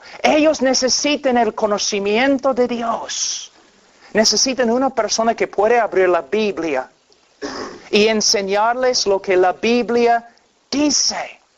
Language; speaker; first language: Spanish; non-native, fluent; English